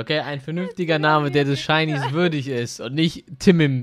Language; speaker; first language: German; native; German